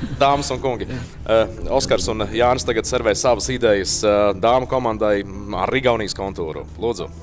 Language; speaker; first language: Latvian; native; Latvian